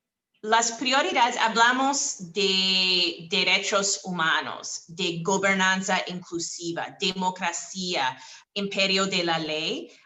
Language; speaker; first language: Spanish; non-native, fluent; English